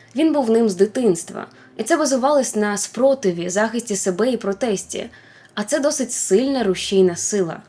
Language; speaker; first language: Ukrainian; non-native, local second language; Russian